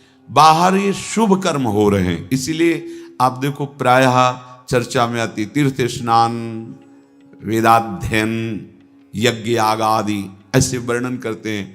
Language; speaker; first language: Hindi; native; Hindi